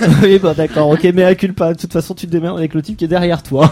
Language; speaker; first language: French; native; French